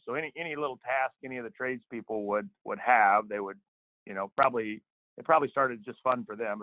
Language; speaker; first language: English; native; English